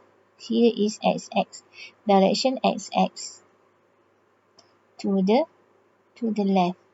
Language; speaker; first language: English; non-native, local second language; Malay